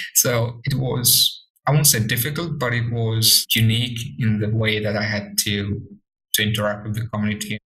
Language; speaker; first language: English; non-native, fluent; Morisyen